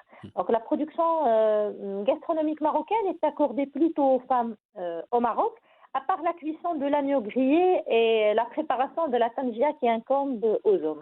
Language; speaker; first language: French; non-native, local second language; Arabic